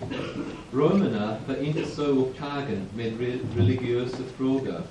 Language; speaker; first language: Swedish; non-native, fluent; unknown